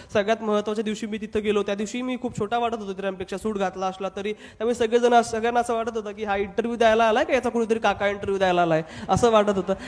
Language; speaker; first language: Marathi; non-native, local second language; Hindi